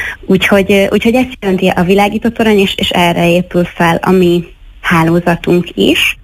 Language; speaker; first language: Hungarian; native; Hungarian